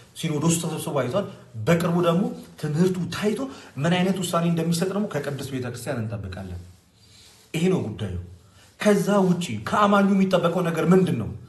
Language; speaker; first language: Amharic; non-native, local second language; Oromo